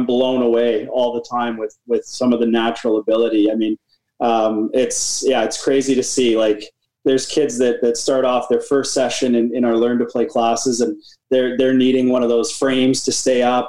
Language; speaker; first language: English; native; English